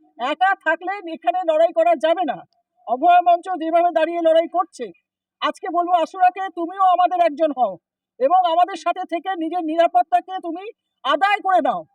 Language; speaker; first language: Bangla; native; Bangla